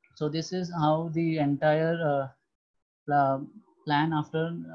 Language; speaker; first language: English; non-native, local second language; Hindi